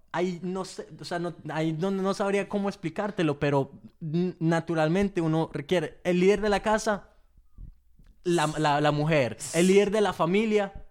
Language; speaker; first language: Spanish; early bilingual, heritage; Spanish